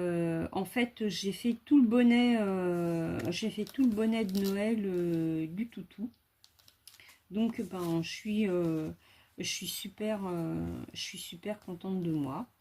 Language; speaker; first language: French; native; French